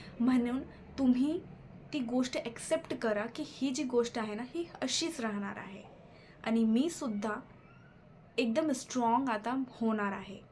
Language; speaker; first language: Marathi; non-native, local second language; Hindi